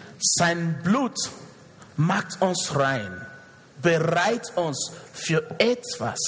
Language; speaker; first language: German; non-native, fluent; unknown